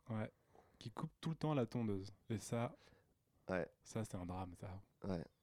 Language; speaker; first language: French; native; French